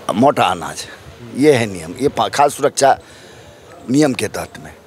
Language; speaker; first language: Hindi; native; Hindi